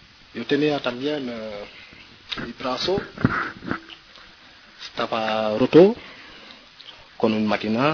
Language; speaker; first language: Spanish; non-native, learner; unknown